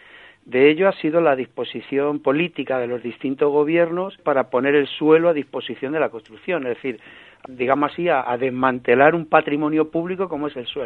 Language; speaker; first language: Spanish; native; Spanish